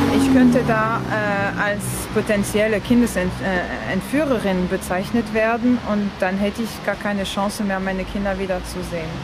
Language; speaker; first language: German; non-native, fluent; French